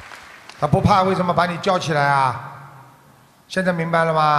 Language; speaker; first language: Chinese; non-native, local second language; Wu Chinese